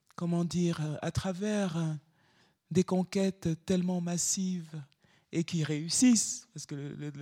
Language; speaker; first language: French; native; French